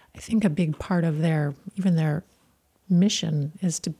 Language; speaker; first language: English; native; English